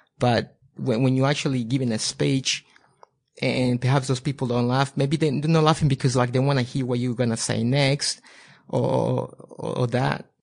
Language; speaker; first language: English; non-native, fluent; Spanish